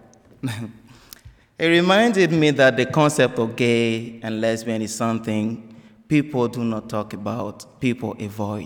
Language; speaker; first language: English; non-native, fluent; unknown